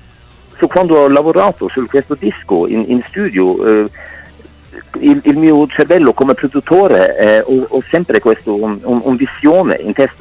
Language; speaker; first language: Italian; non-native, fluent; Norwegian